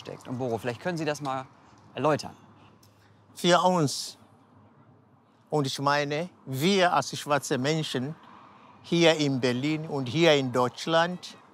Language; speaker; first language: German; non-native, fluent; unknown